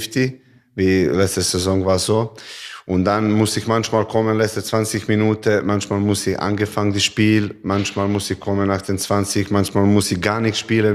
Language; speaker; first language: German; non-native, learner; Serbian